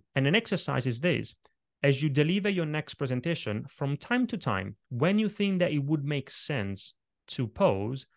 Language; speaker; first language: English; non-native, fluent; Italian